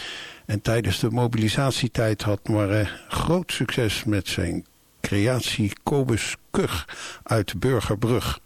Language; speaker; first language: Dutch; native; Dutch